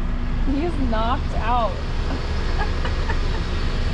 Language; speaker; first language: Spanish; non-native, learner; English